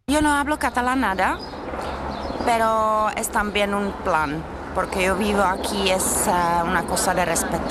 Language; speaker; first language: Spanish; non-native, learner; Czech